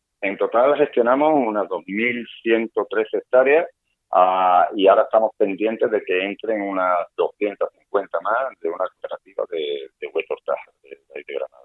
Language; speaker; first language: Spanish; native; Spanish